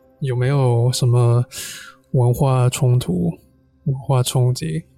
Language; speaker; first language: Chinese; non-native, fluent; English